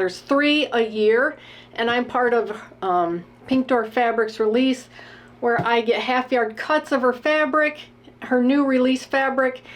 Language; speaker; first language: English; native; English